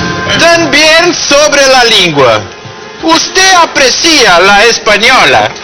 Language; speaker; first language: Spanish; non-native, learner; Portuguese